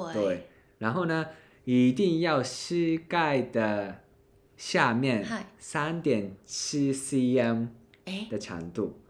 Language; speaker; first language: Chinese; non-native, fluent; Japanese